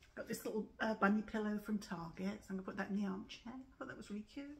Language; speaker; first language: English; native; English